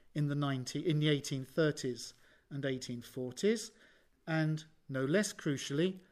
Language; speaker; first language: English; native; English